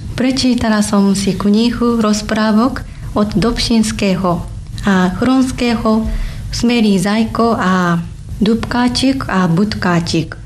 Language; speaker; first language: Slovak; non-native, fluent; Japanese